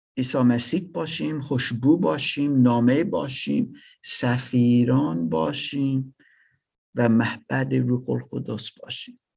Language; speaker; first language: Persian; non-native, learner; English